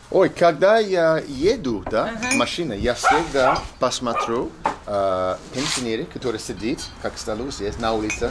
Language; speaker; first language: Russian; non-native, learner; English